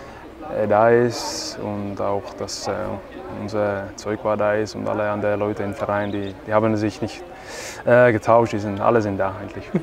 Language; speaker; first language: German; non-native, fluent; Czech